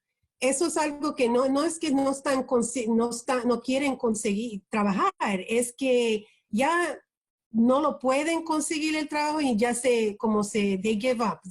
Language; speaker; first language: Spanish; early bilingual, heritage; Spanish